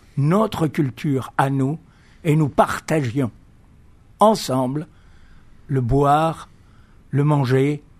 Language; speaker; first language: French; native; French